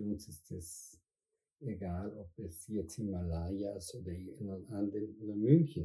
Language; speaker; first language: German; non-native, fluent; Spanish